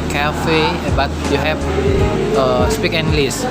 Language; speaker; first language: English; non-native, learner; Indonesian